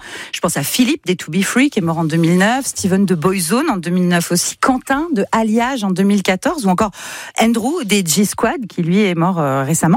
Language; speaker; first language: French; native; French